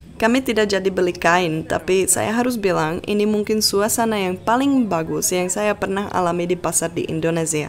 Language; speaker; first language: Indonesian; non-native, fluent; Czech